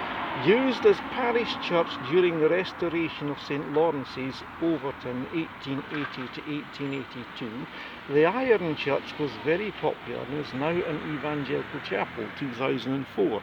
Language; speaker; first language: English; native; English